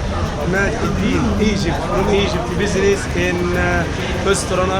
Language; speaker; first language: English; non-native, learner; Arabic